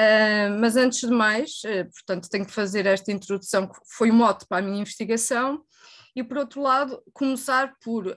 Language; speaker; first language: Portuguese; native; Portuguese